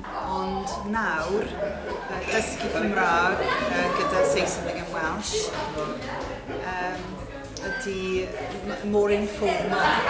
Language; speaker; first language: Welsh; non-native, local second language; English